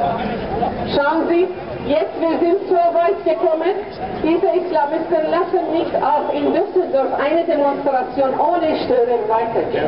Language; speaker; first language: German; non-native, fluent; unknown